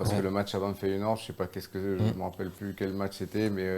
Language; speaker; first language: French; native; French